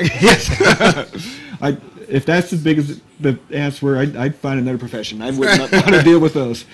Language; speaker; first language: English; native; English